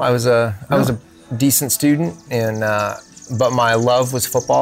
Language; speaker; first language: English; native; English